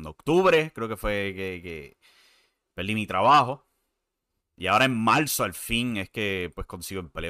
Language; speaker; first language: Spanish; native; Spanish